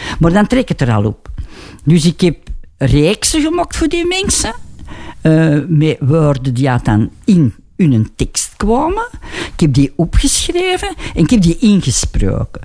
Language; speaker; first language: Dutch; native; Dutch